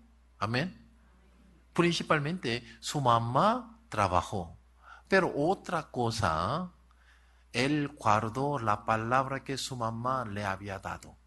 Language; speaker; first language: Spanish; non-native, learner; Korean